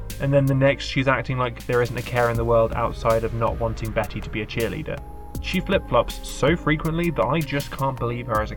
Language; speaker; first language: English; native; English